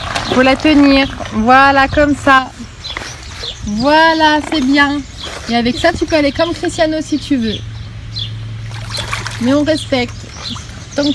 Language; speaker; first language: French; native; French